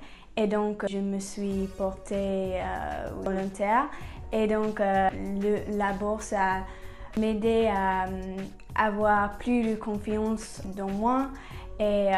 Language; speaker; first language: French; non-native, learner; English